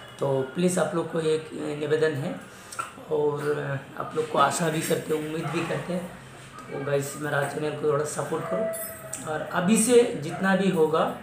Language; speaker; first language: Hindi; non-native, local second language; Assamese